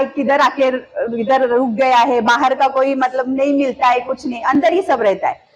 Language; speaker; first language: Hindi; non-native, local second language; Marathi